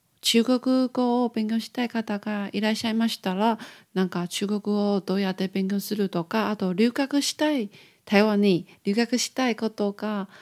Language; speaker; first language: Japanese; non-native, learner; Chinese